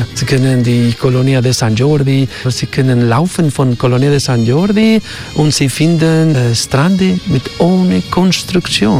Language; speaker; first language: German; non-native, learner; Spanish